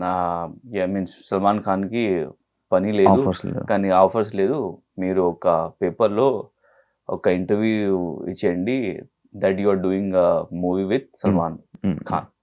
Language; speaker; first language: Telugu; non-native, learner; Hindi